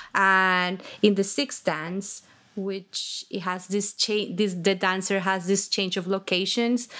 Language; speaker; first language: English; non-native, fluent; Spanish